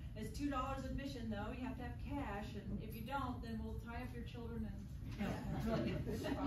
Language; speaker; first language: English; native; English